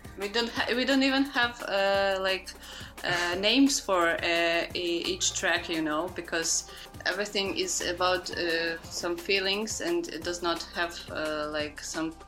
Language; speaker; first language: English; non-native, fluent; Ukrainian